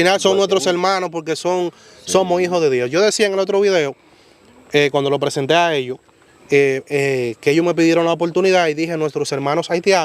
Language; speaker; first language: Spanish; native; Spanish